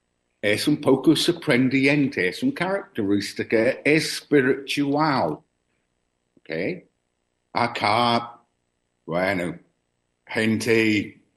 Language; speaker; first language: Spanish; non-native, learner; English